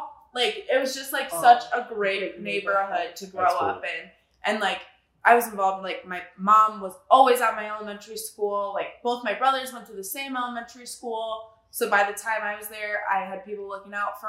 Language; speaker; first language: English; native; English